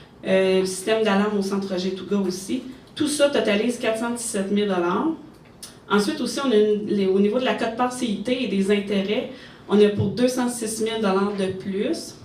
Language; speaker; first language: French; native; French